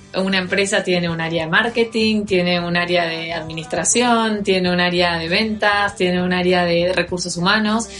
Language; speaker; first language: Spanish; native; Spanish